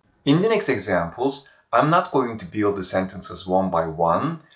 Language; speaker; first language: English; non-native, fluent; Turkish